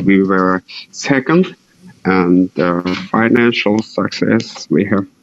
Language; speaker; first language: English; non-native, fluent; Russian